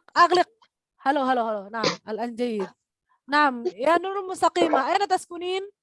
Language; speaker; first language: Arabic; non-native, fluent; Indonesian